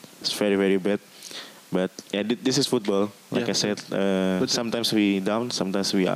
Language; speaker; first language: English; non-native, learner; Indonesian